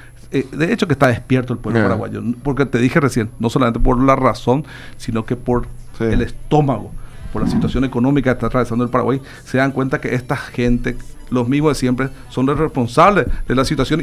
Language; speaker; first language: Spanish; native; Spanish